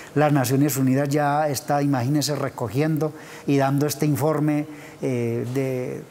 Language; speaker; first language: Spanish; native; Spanish